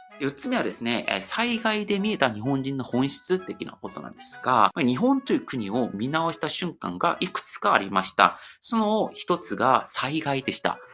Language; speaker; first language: Japanese; non-native, fluent; Korean